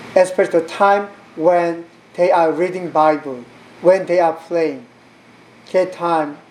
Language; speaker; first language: English; non-native, learner; Korean